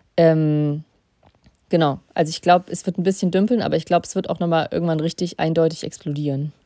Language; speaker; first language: German; early bilingual, other home language; Russian